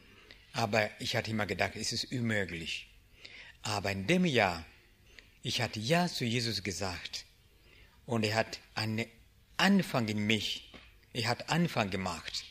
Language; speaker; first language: German; non-native, learner; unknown